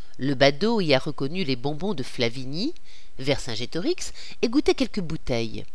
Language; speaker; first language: French; native; French